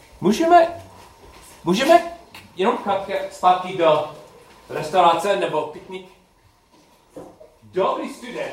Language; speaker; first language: Czech; non-native, learner; English